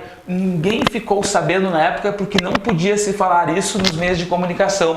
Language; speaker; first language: Portuguese; native; Portuguese